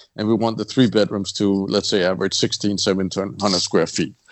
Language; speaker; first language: English; non-native, fluent; Danish